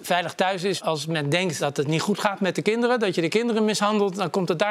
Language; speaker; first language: Dutch; native; Dutch